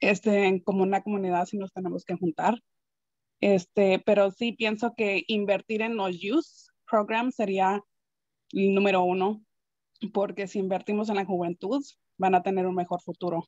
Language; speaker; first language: Spanish; early bilingual, other home language; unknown